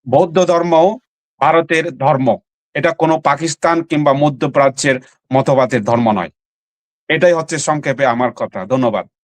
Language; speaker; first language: Bangla; non-native, local second language; Chakma